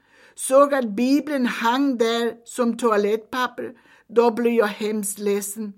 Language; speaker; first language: Swedish; early bilingual, heritage; Swedish